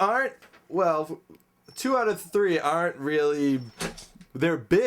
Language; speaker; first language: English; native; English